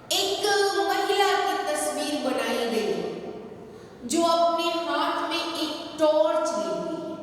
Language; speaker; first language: Hindi; native; Hindi